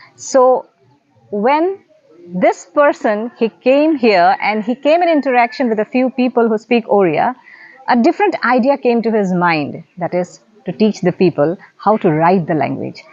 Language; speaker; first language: English; non-native, local second language; Assamese